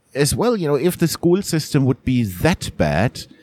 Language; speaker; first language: English; non-native, fluent; German